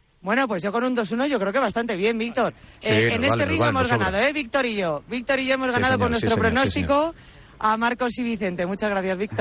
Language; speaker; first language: Spanish; native; Spanish